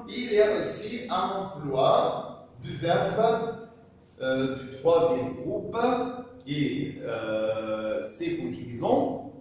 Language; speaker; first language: French; non-native, fluent; Arabic